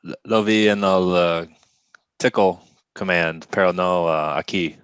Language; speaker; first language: Spanish; non-native, learner; English